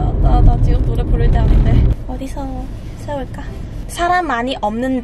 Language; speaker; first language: Korean; non-native, learner; Cantonese